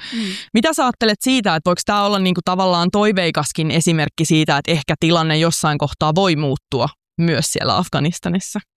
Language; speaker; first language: Finnish; native; Finnish